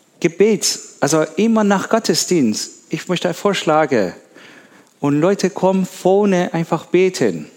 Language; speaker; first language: German; non-native, learner; Persian